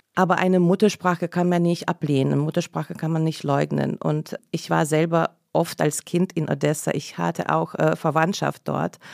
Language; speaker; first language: German; non-native, fluent; Russian